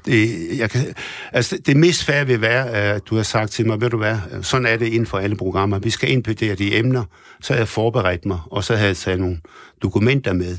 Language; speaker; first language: Danish; early bilingual, other home language; Arabic